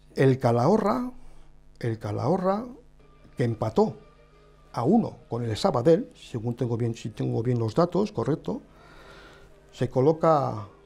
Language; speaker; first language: Spanish; native; Spanish